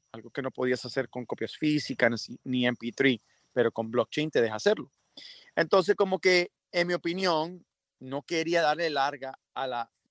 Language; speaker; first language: Spanish; early bilingual, heritage; Spanish